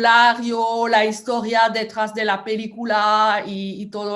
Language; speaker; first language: Spanish; non-native, fluent; French